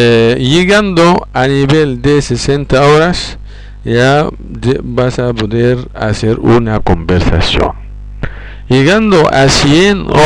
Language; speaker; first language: Spanish; non-native, fluent; Arabic